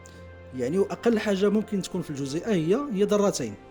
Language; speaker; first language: Arabic; native; Arabic